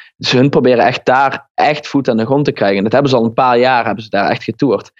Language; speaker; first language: Dutch; native; Dutch